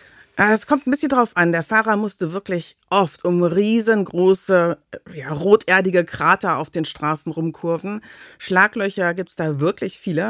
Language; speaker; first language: German; native; German